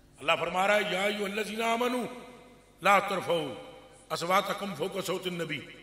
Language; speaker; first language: Urdu; non-native, local second language; Punjabi